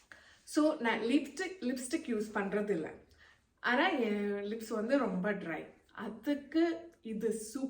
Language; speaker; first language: Tamil; non-native, local second language; Malayalam